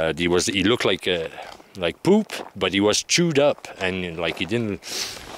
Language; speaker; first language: English; non-native, fluent; French